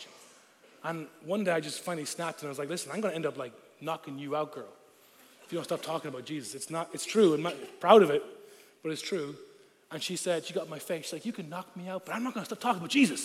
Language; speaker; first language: English; non-native, local second language; Irish